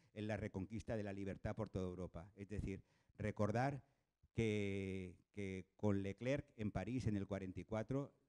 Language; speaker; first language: Spanish; non-native, local second language; Catalan